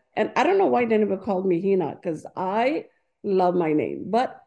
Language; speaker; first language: English; non-native, fluent; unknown